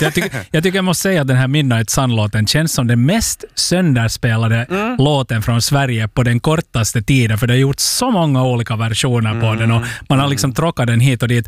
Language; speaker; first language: Swedish; native; Swedish